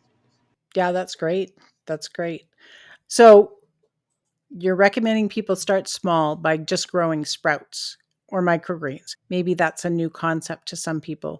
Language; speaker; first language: English; native; English